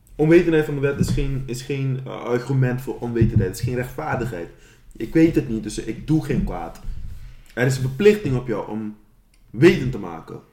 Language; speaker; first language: Dutch; non-native, local second language; Papiamento